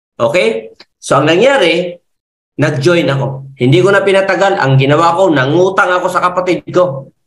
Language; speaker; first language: Filipino; non-native, local second language; Masbatenyo